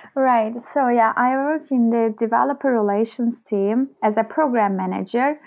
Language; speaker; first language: English; non-native, fluent; Turkish